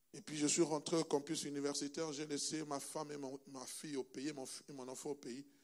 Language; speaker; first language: French; non-native, local second language; Lingala